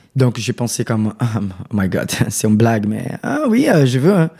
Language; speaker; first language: French; non-native, learner; Portuguese